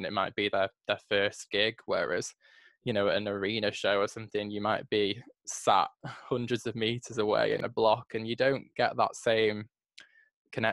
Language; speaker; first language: English; native; English